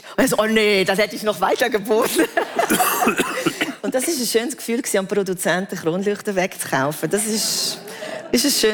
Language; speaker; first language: German; native; German